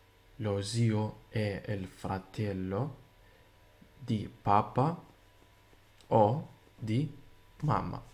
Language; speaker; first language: Italian; non-native, learner; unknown